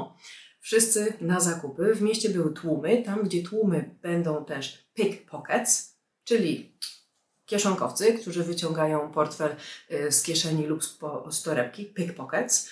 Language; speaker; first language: Polish; native; Polish